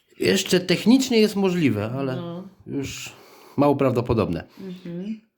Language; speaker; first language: Polish; native; Polish